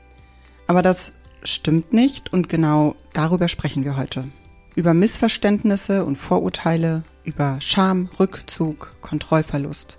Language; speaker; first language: German; native; German